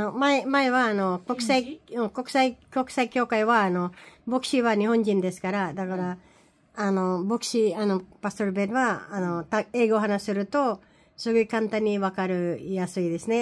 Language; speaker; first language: Japanese; non-native, learner; Filipino